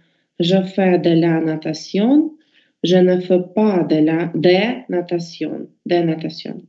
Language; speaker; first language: French; non-native, learner; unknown